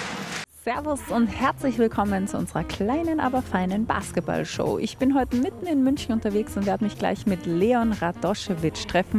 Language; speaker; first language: German; native; German